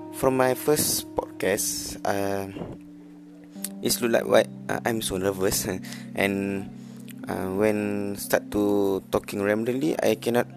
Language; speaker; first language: English; non-native, learner; Malay